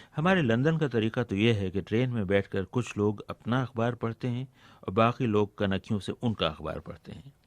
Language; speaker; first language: Urdu; native; Urdu